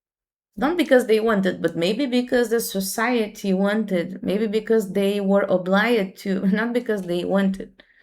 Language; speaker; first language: English; non-native, fluent; Portuguese